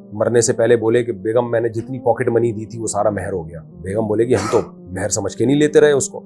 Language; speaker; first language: Urdu; native; Urdu